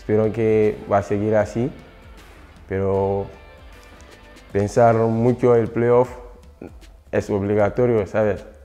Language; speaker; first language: Spanish; non-native, learner; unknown